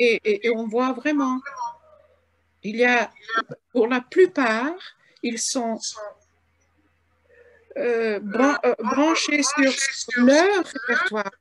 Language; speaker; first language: French; non-native, fluent; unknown